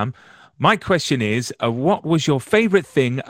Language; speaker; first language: English; native; English